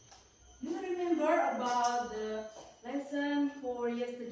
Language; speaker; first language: English; non-native, learner; Indonesian